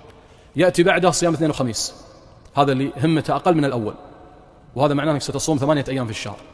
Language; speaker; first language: Arabic; native; Arabic